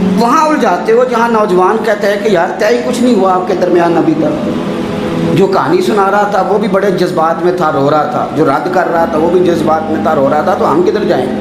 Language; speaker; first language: Urdu; non-native, local second language; Punjabi